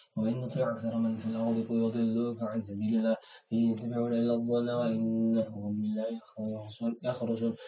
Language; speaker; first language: Arabic; non-native, learner; Indonesian